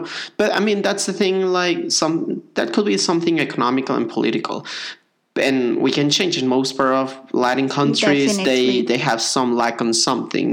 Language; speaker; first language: English; non-native, fluent; Spanish